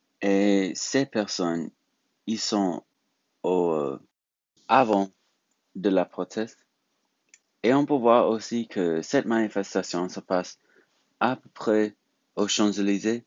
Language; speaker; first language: French; non-native, learner; English